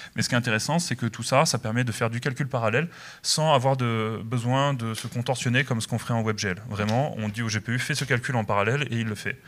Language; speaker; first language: French; native; French